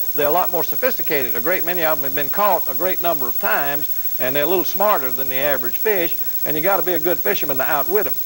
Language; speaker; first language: English; native; English